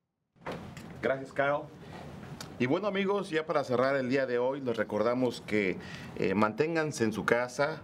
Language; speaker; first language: Spanish; native; Spanish